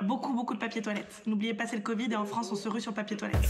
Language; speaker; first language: French; native; French